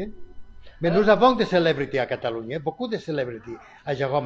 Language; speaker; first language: French; non-native, learner; Catalan